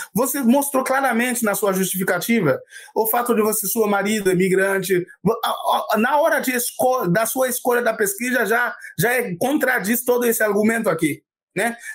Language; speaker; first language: Portuguese; non-native, fluent; Haitian Creole